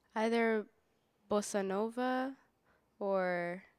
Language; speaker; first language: English; native; English